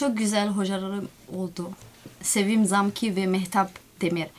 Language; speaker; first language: Turkish; non-native, fluent; Somali